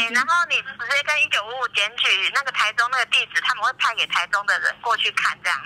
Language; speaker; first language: Chinese; native; Chinese